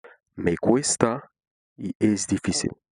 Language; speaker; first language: Spanish; non-native, fluent; Haitian Creole